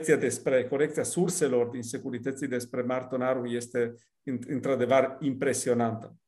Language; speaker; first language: Romanian; non-native, fluent; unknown